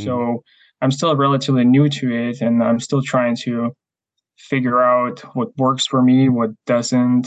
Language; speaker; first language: English; non-native, fluent; Ukrainian